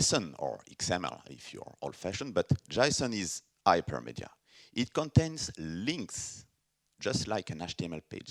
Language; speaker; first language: English; non-native, fluent; French